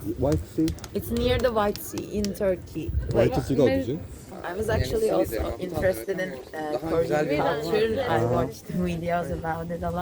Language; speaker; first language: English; non-native, learner; Turkish